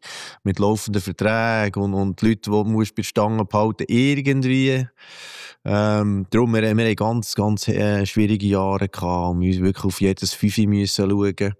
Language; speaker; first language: German; native; German